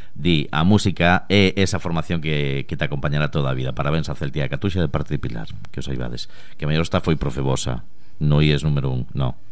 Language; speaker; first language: Galician; native; Galician